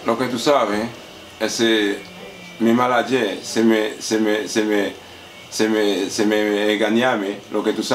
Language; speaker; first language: Spanish; non-native, learner; Haitian Creole